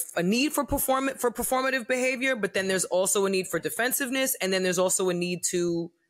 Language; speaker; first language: English; native; English